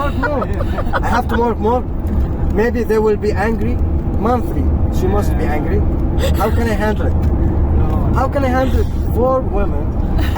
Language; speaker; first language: English; non-native, learner; Arabic